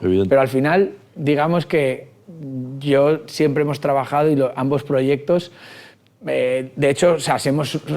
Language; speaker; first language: Spanish; native; Spanish